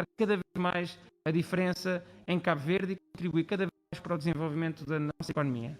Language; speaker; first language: Portuguese; non-native, local second language; Kabuverdianu